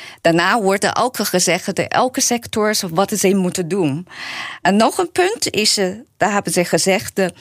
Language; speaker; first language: Dutch; non-native, learner; Chinese